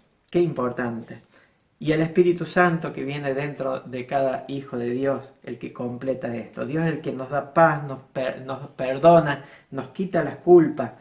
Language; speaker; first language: Spanish; native; Spanish